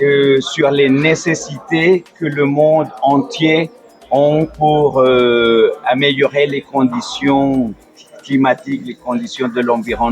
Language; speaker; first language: French; non-native, fluent; Spanish